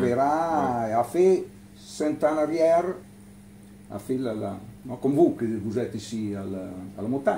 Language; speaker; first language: French; non-native, learner; Italian